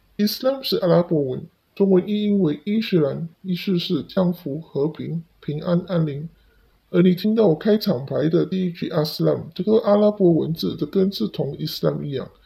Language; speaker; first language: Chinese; non-native, local second language; Cantonese